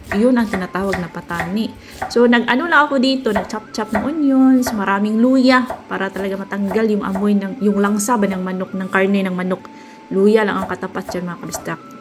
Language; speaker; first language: Filipino; non-native, local second language; Cebuano